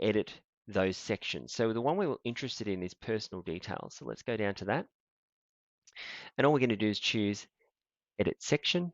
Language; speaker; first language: English; native; English